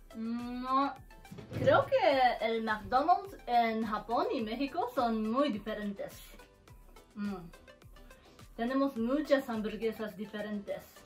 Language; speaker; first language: Spanish; non-native, learner; Japanese